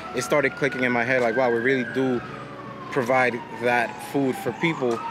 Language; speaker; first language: English; native; English